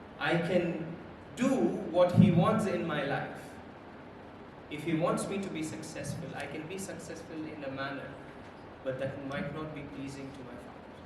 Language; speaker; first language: English; non-native, local second language; Telugu